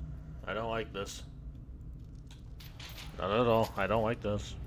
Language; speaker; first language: English; native; English